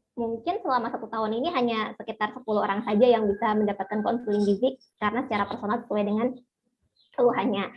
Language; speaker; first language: Indonesian; native; Indonesian